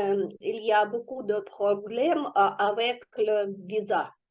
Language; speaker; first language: French; non-native, learner; Russian